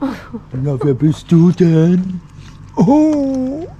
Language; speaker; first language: German; native; German